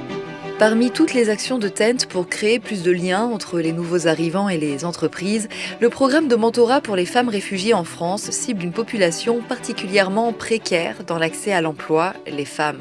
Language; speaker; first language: French; native; French